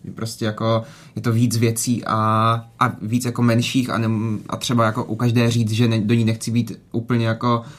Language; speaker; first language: Czech; native; Czech